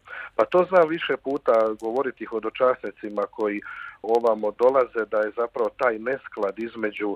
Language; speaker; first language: Croatian; native; Croatian